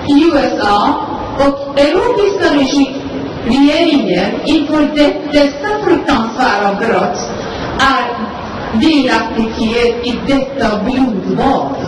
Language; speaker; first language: Swedish; non-native, fluent; Persian